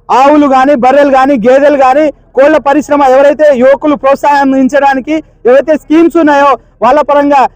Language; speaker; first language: Telugu; native; Telugu